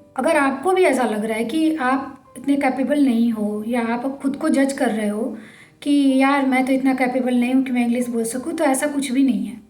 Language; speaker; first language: Hindi; native; Hindi